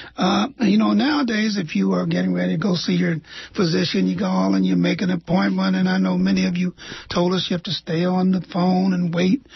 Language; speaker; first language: English; native; English